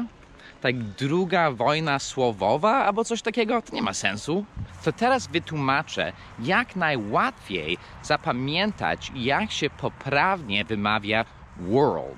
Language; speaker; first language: Polish; non-native, fluent; English